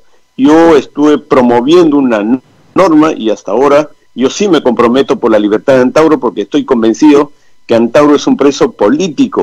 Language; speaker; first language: Spanish; native; Spanish